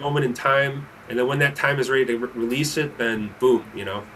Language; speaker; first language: English; native; English